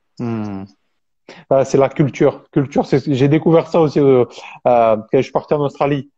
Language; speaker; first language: French; native; French